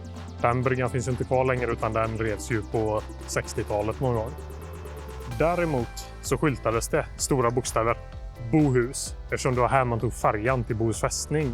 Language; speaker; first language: Swedish; native; Swedish